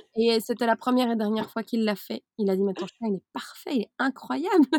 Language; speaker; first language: French; native; French